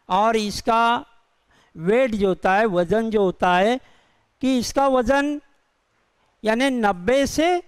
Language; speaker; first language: Hindi; non-native, local second language; Urdu